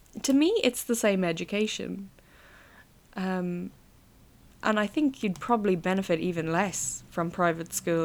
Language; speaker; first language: English; native; English